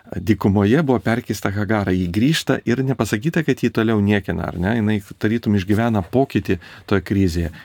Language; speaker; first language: Lithuanian; native; Lithuanian